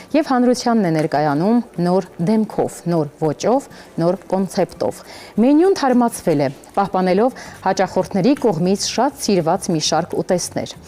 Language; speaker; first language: Armenian; native; Armenian